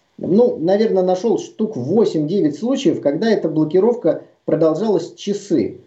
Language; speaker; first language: Russian; native; Russian